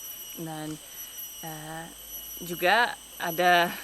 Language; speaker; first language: Indonesian; non-native, fluent; English